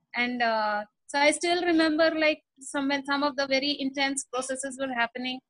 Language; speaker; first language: English; non-native, local second language; Hindi